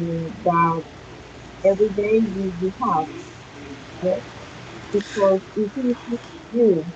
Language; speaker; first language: English; non-native, learner; Spanish